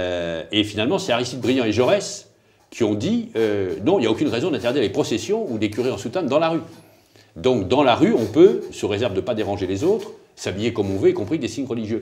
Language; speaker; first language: French; native; French